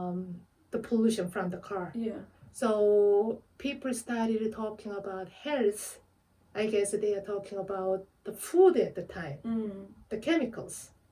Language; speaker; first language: English; non-native, fluent; Korean